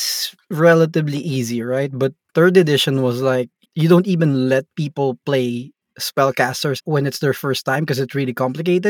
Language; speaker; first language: English; non-native, local second language; Filipino